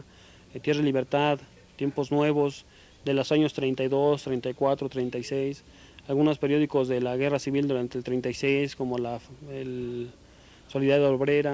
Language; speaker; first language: Spanish; native; Spanish